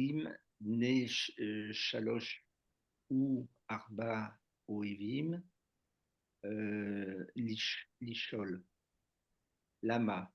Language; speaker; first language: Hebrew; non-native, learner; French